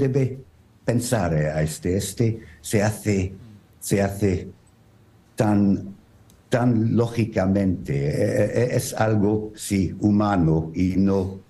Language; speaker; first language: Spanish; non-native, learner; French